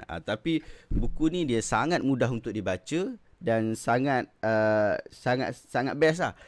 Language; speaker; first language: Malay; native; Malay